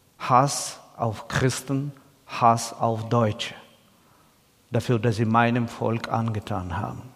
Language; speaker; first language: German; non-native, fluent; Russian